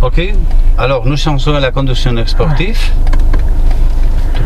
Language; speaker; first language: French; non-native, learner; Spanish